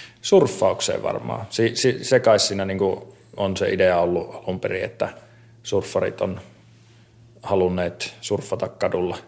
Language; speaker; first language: Finnish; native; Finnish